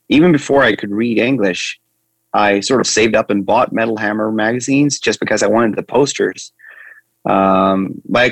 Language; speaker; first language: English; non-native, fluent; Swedish